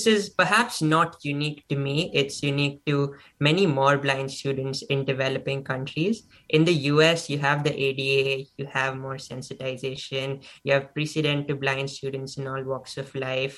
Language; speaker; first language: English; non-native, local second language; Hindi